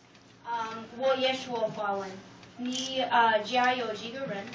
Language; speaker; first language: Chinese; non-native, learner; English